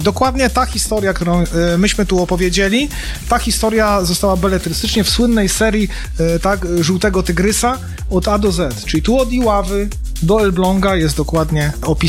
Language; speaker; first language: Polish; native; Polish